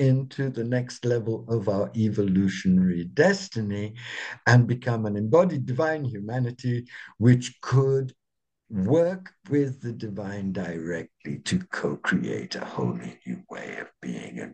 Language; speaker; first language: English; native; English